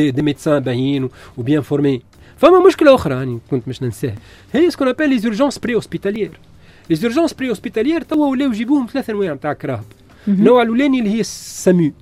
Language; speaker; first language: French; non-native, local second language; Arabic